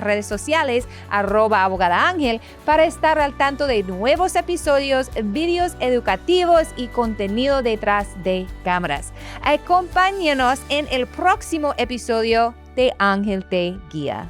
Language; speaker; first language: Spanish; non-native, fluent; English